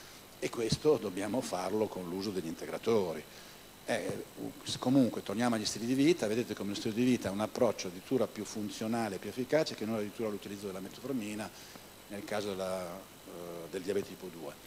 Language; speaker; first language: Italian; native; Italian